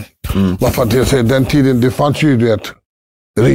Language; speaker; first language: Swedish; early bilingual, other home language; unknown